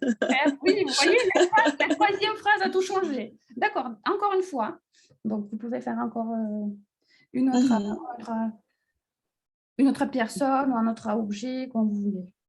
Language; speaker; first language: French; non-native, fluent; Russian